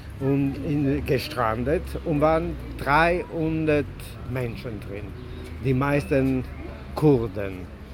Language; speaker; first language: German; non-native, learner; Italian